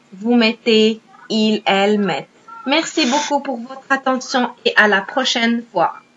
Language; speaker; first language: French; non-native, fluent; Arabic